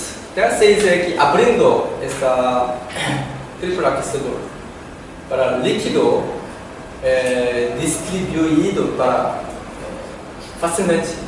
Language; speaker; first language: Portuguese; non-native, learner; Korean